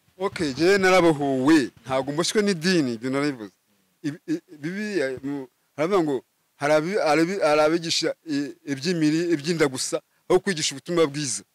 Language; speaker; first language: Kinyarwanda; native; Kinyarwanda